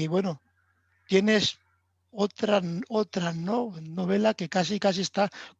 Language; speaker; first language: Spanish; native; Spanish